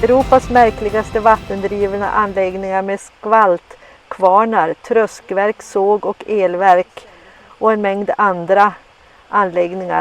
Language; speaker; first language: Swedish; native; Swedish